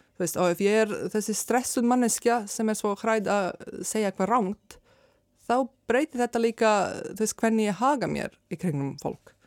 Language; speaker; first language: Icelandic; non-native, fluent; Serbian